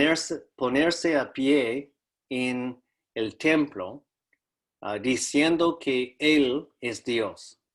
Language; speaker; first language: Spanish; non-native, fluent; English